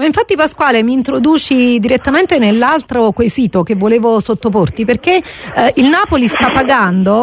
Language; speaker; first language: Italian; native; Italian